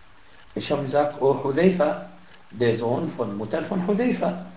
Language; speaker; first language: German; non-native, fluent; Arabic